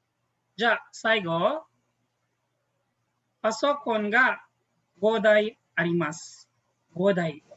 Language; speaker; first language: Japanese; non-native, fluent; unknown